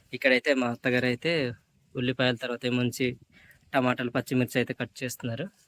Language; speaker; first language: Telugu; non-native, local second language; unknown